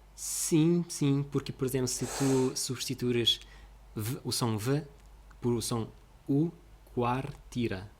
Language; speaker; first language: Portuguese; non-native, fluent; Russian